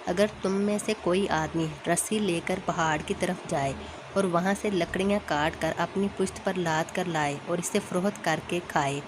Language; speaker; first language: Urdu; native; Urdu